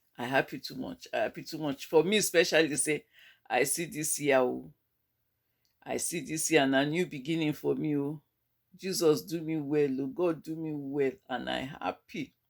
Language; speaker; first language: Nigerian Pidgin; native; Nigerian Pidgin